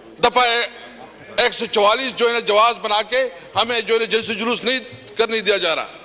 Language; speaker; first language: Urdu; non-native, local second language; Pashto